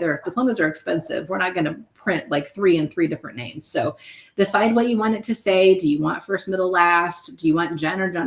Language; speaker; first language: English; native; English